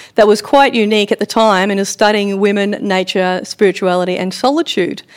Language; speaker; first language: English; native; English